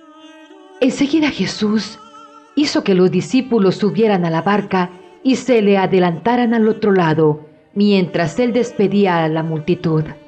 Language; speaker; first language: Spanish; native; Spanish